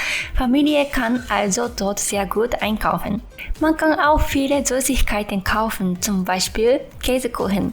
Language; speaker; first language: German; non-native, fluent; Japanese